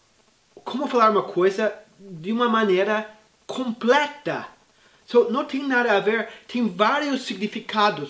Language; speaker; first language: Portuguese; non-native, fluent; English